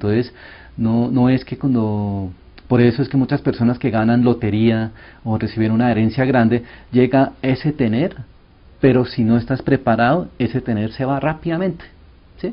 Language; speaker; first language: Spanish; early bilingual, other home language; Korean